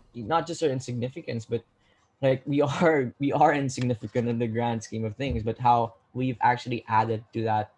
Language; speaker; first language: English; non-native, local second language; Filipino